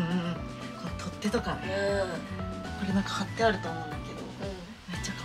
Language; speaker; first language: Japanese; native; Japanese